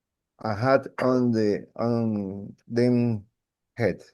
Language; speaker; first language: English; non-native, learner; Spanish